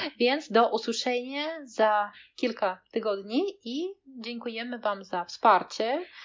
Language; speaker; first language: Polish; non-native, fluent; Russian